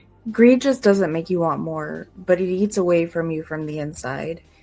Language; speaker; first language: English; native; English